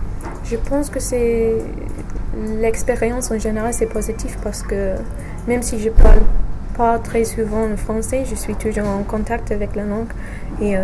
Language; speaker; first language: French; non-native, fluent; English